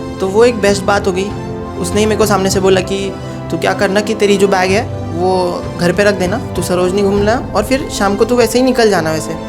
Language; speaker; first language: Hindi; non-native, local second language; Marathi